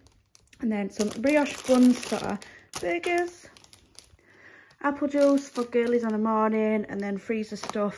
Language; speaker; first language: English; native; English